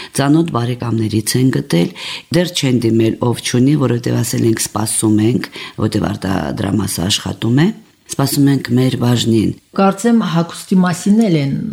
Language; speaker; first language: Armenian; native; Armenian